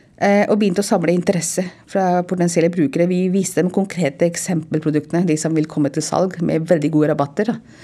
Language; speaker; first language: Norwegian; non-native, fluent; Hindi